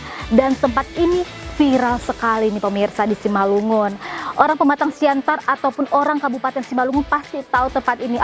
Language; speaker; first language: Indonesian; native; Indonesian